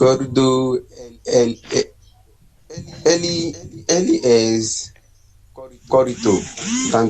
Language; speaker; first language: Spanish; non-native, learner; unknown